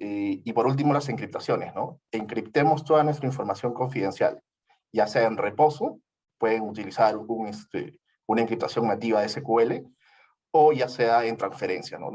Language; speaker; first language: Spanish; native; Spanish